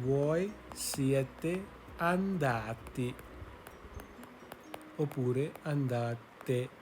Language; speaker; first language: Italian; non-native, learner; English